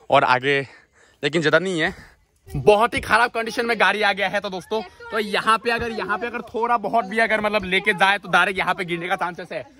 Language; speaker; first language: Hindi; non-native, local second language; Assamese